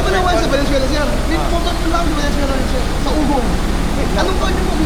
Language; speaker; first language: Filipino; native; Filipino